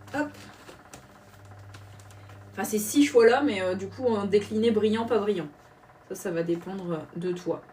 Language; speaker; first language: French; native; French